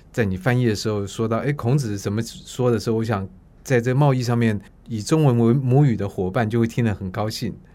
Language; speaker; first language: Chinese; native; Chinese